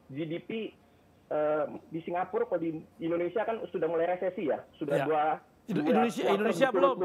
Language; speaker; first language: Indonesian; native; Indonesian